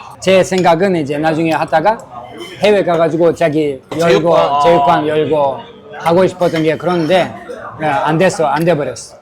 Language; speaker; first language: Korean; non-native, fluent; Russian